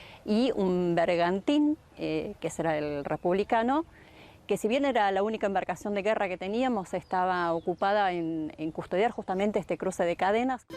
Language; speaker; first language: Spanish; native; Spanish